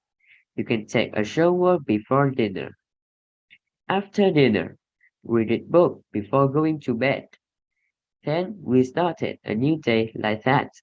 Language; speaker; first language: English; non-native, learner; Vietnamese